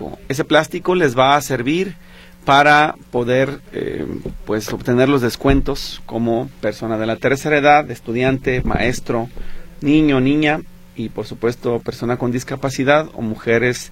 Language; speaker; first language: Spanish; native; Spanish